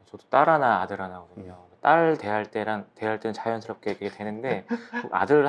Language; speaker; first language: Korean; native; Korean